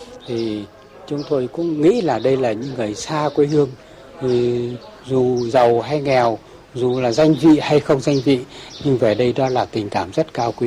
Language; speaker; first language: Vietnamese; native; Vietnamese